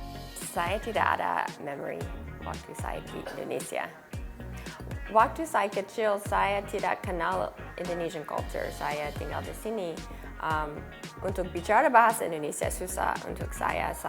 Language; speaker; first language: Indonesian; early bilingual, heritage; English